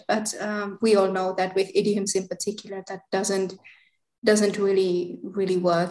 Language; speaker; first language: English; non-native, fluent; Finnish